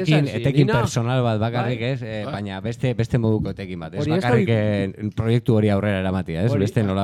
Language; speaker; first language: Basque; native; Basque